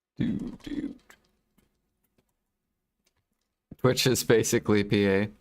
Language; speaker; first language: English; native; English